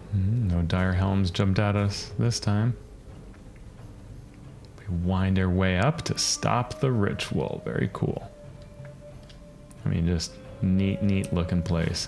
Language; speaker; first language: English; native; English